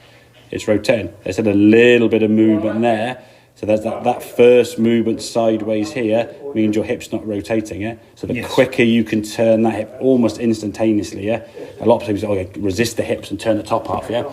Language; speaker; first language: English; native; English